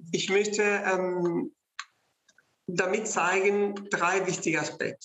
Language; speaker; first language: German; non-native, fluent; Spanish